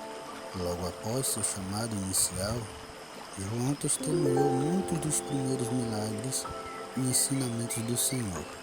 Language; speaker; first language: Portuguese; native; Portuguese